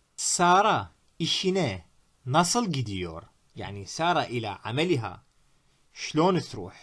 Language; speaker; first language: Turkish; non-native, fluent; Arabic